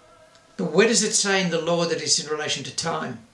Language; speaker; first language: English; native; English